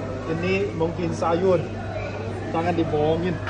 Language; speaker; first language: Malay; non-native, learner; Cantonese